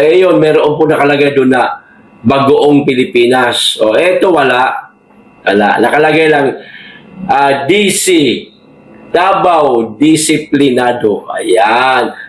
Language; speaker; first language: Filipino; non-native, local second language; Cebuano